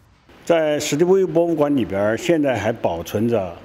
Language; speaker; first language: Chinese; native; Chinese